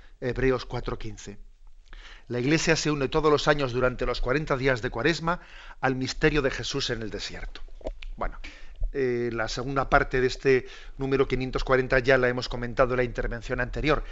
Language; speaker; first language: Spanish; native; Spanish